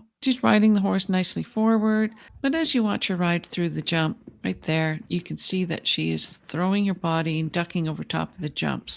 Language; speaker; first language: English; native; English